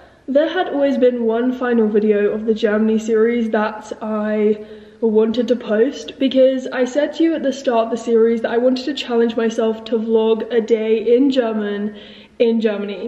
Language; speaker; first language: English; native; English